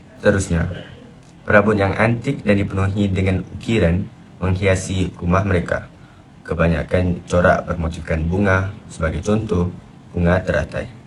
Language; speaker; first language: Malay; native; Malay